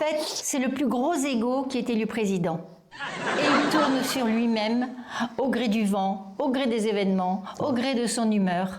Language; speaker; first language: French; native; French